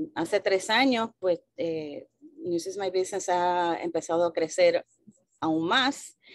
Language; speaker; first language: Spanish; early bilingual, heritage; Spanish